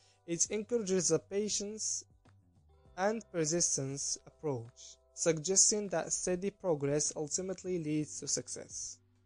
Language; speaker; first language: English; non-native, fluent; Arabic